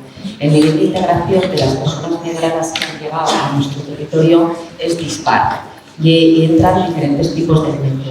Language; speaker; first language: Spanish; native; Spanish